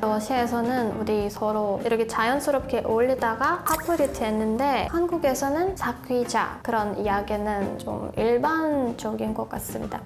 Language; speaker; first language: Korean; non-native, fluent; Russian